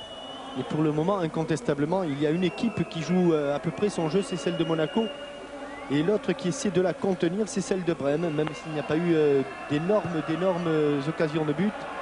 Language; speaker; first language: French; native; French